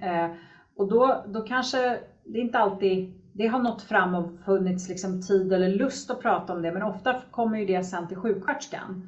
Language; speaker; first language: Swedish; native; Swedish